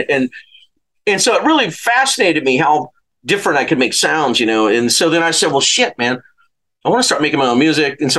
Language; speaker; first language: English; native; English